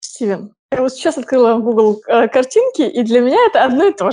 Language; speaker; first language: Russian; native; Russian